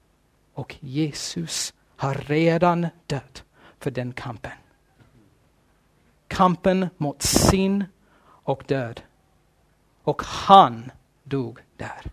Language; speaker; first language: Swedish; non-native, fluent; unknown